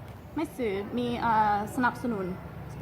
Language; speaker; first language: Thai; non-native, learner; English